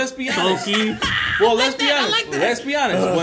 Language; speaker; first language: English; native; English